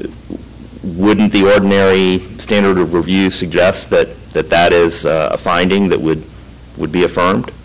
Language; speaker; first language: English; native; English